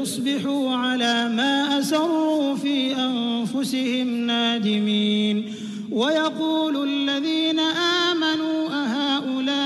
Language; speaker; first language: Arabic; native; Arabic